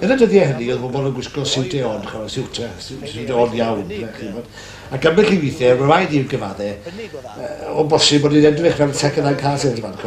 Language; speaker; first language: Welsh; native; Welsh